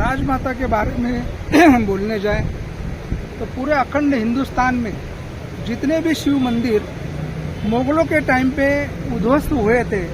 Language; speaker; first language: Hindi; non-native, local second language; Marathi